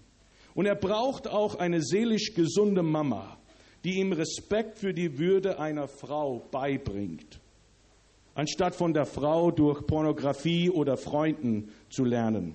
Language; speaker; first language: German; early bilingual, other home language; English